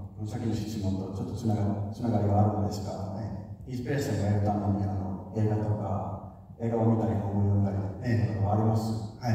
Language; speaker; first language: Japanese; non-native, fluent; Finnish